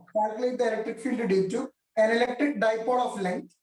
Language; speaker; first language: English; non-native, local second language; Malayalam